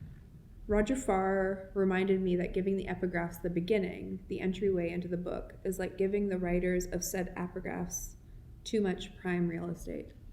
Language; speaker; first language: English; native; English